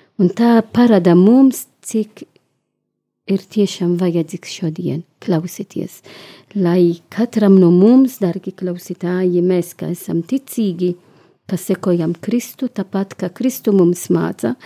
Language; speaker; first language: Latvian; non-native, learner; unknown